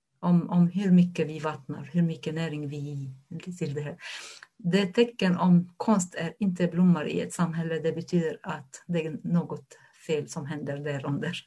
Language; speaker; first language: Swedish; non-native, fluent; Arabic